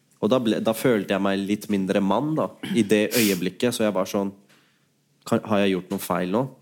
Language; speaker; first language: Norwegian; early bilingual, other home language; Urdu